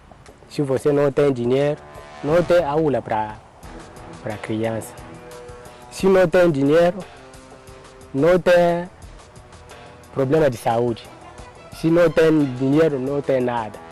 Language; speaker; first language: Portuguese; non-native, learner; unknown